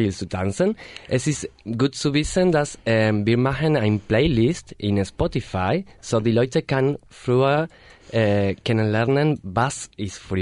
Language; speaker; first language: German; non-native, learner; Spanish